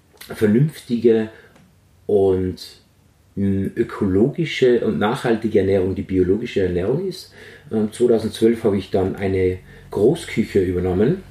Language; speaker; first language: German; native; German